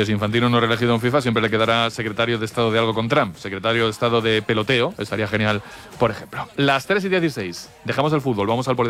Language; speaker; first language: Spanish; native; Spanish